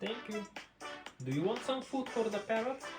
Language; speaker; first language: English; non-native, learner; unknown